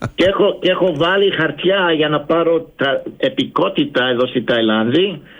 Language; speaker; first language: Greek; early bilingual, heritage; Greek